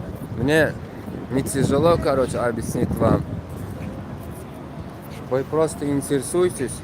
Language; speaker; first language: Russian; non-native, fluent; Turkmen